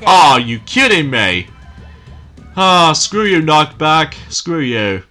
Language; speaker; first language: English; native; English